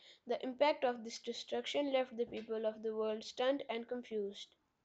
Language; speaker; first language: English; non-native, local second language; Urdu